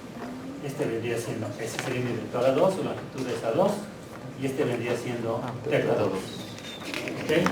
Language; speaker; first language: Spanish; native; Spanish